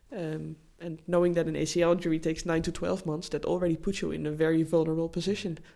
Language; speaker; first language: English; non-native, fluent; Dutch